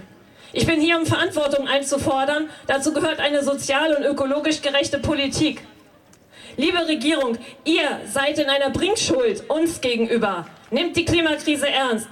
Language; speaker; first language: German; native; German